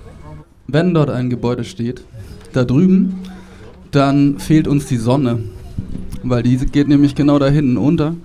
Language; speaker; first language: German; native; German